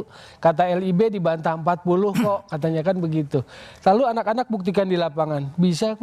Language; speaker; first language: Indonesian; native; Indonesian